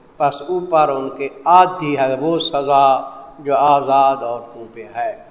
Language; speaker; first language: Urdu; native; Urdu